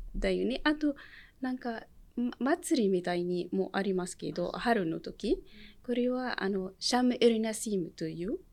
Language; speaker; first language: Japanese; non-native, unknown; Arabic